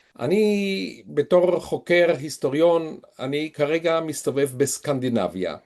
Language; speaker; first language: Hebrew; non-native, fluent; Swiss German